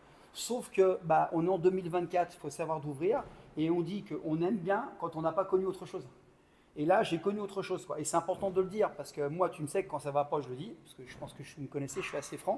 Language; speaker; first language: French; native; French